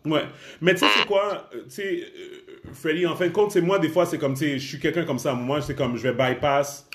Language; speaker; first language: French; native; French